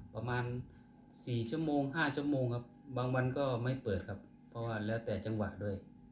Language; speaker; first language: Thai; native; Thai